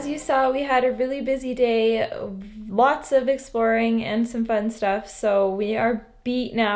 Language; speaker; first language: English; native; English